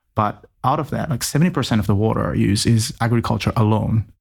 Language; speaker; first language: English; non-native, fluent; Japanese